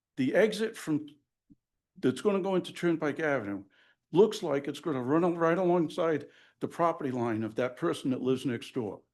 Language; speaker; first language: English; native; English